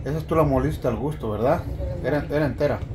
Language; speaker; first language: Spanish; native; Spanish